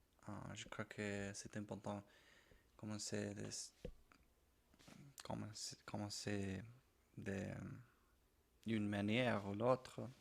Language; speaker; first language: French; non-native, learner; Spanish